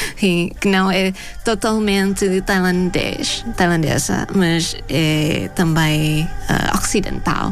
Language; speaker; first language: Portuguese; non-native, fluent; Thai